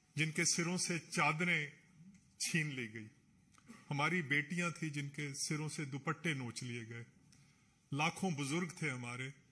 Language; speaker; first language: Hindi; non-native, local second language; Punjabi